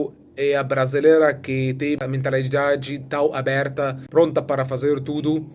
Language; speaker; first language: Portuguese; non-native, fluent; Arabic